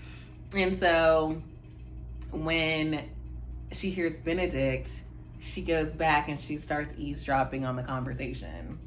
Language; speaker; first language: English; native; English